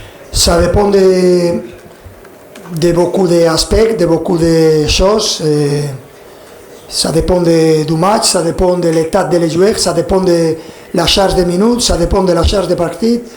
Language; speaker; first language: French; non-native, fluent; Spanish